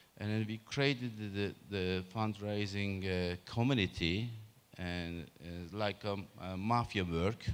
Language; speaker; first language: English; non-native, learner; Turkish